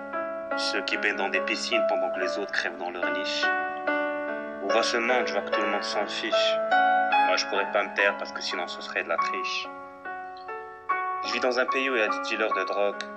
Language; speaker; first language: French; non-native, local second language; Arabic